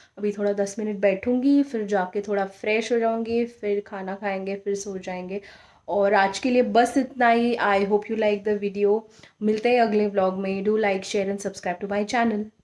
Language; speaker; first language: Hindi; native; Hindi